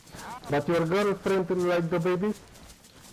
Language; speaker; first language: English; non-native, learner; Romanian